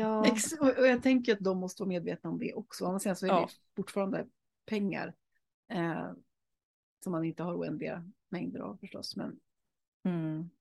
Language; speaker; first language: Swedish; native; Swedish